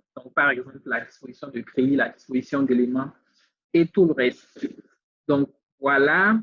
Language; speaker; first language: French; native; French